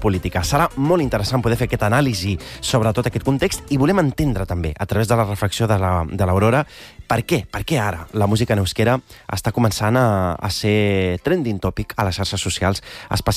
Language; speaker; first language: Catalan; early bilingual, other home language; Arabic